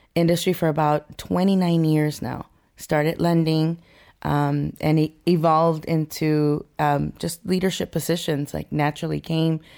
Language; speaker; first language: English; early bilingual, other home language; Spanish